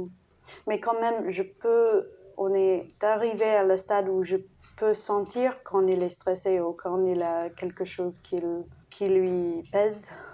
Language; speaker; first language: French; non-native, fluent; English